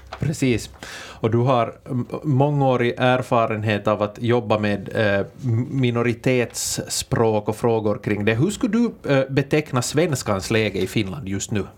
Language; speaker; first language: Swedish; native; Swedish